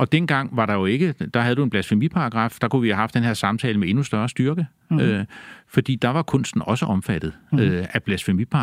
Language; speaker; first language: Danish; native; Danish